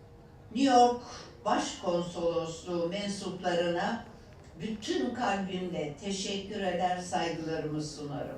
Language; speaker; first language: Turkish; native; Turkish